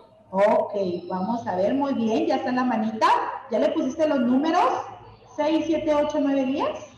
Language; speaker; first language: Spanish; native; Spanish